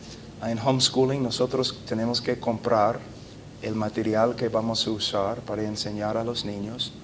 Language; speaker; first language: Spanish; non-native, fluent; English